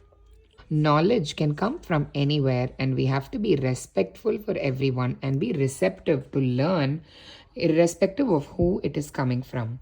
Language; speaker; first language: English; non-native, local second language; Tamil